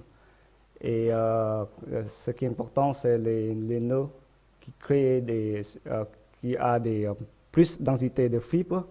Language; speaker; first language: French; non-native, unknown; Vietnamese